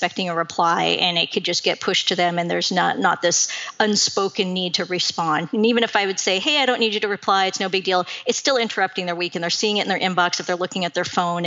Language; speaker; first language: English; native; English